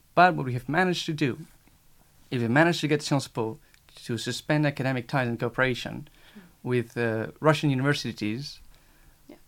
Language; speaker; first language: English; non-native, fluent; Spanish